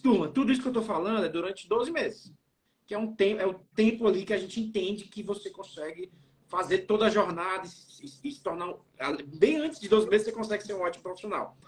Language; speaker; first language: Portuguese; native; Portuguese